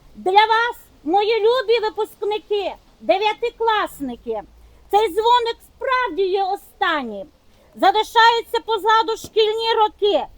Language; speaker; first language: Ukrainian; native; Ukrainian